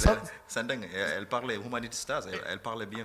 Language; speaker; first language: French; non-native, fluent; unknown